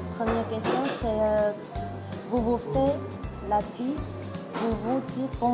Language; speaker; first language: French; non-native, learner; Chinese